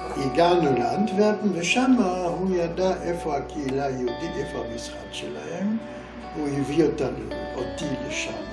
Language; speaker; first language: Hebrew; non-native, fluent; German